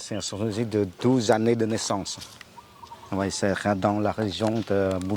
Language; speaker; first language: French; non-native, fluent; Khmer